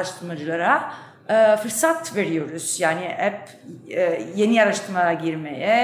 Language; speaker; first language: Turkish; non-native, fluent; Italian